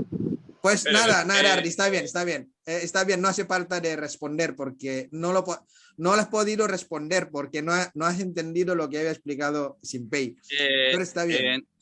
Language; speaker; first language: Spanish; non-native, fluent; Indonesian